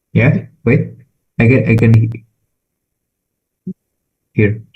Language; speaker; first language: English; non-native, learner; Indonesian